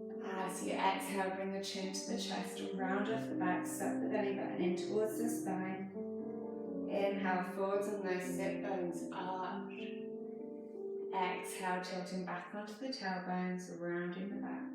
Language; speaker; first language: English; native; English